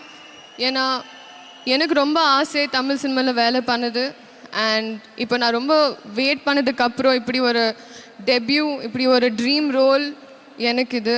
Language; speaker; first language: Tamil; non-native, learner; Telugu